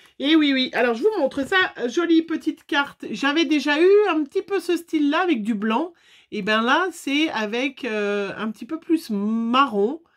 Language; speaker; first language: French; native; French